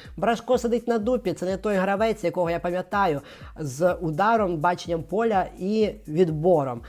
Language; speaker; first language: Ukrainian; non-native, local second language; Russian